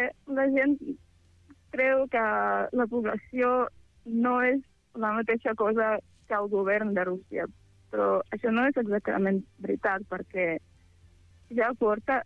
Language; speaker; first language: Catalan; non-native, fluent; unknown